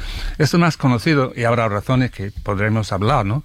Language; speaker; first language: Spanish; non-native, fluent; English